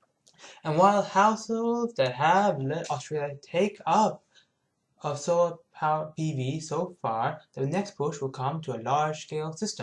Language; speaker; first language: English; native; English